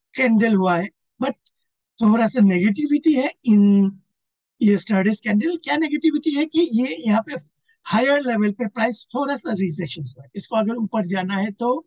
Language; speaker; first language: Hindi; non-native, local second language; Assamese